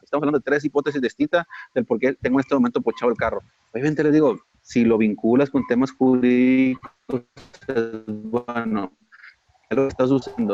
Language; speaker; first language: Spanish; native; Spanish